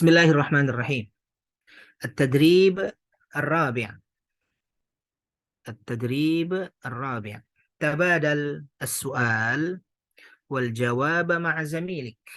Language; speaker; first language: Arabic; non-native, fluent; Indonesian